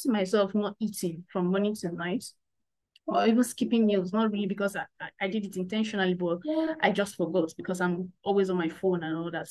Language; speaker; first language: English; non-native, local second language; Igbo